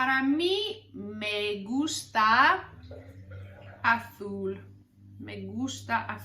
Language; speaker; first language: Spanish; non-native, learner; English